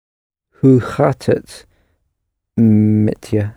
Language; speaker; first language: Dutch; non-native, learner; English